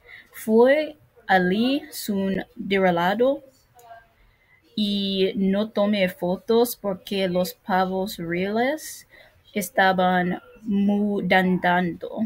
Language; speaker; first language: Spanish; non-native, learner; English